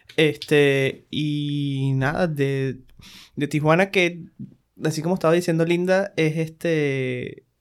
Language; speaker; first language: Spanish; native; Spanish